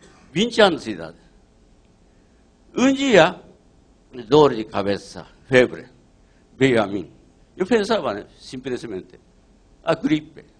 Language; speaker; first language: Portuguese; non-native, learner; Japanese